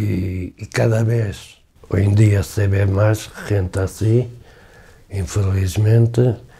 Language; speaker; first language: Spanish; non-native, fluent; Portuguese